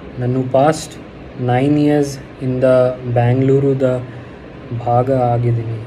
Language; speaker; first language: Kannada; non-native, learner; Hindi